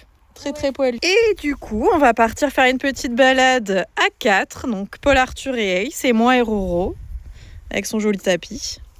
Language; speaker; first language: French; native; French